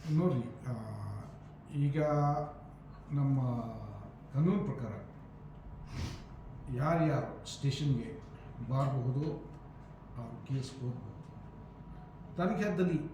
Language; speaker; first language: Kannada; non-native, fluent; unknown